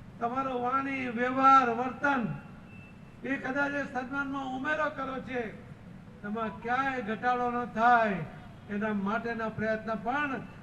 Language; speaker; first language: Gujarati; non-native, local second language; Marathi